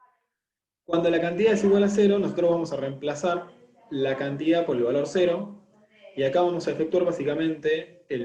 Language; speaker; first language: Spanish; native; Spanish